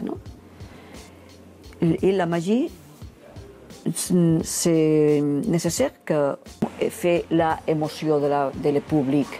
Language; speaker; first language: French; non-native, learner; Catalan